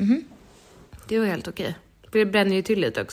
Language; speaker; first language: Swedish; native; Swedish